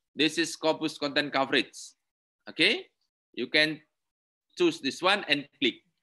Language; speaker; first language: English; non-native, learner; Indonesian